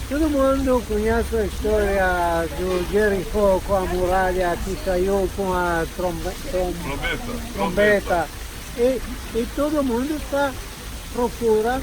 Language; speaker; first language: Portuguese; non-native, learner; Hebrew